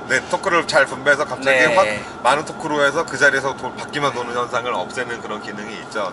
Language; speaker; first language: Korean; native; Korean